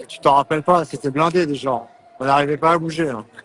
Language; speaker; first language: French; native; French